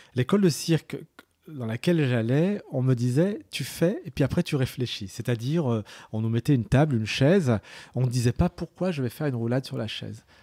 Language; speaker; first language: French; early bilingual, other home language; Arabic